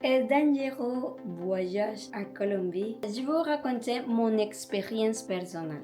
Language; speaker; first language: French; non-native, learner; Spanish